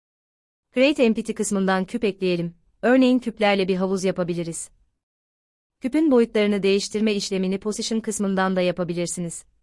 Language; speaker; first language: Turkish; native; Turkish